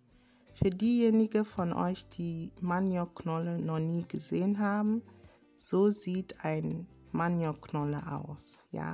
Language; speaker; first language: German; non-native, fluent; Akan